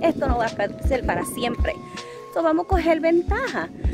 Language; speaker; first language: Spanish; early bilingual, heritage; Spanish